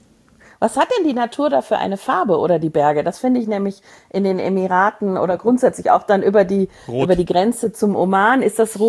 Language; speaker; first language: German; native; German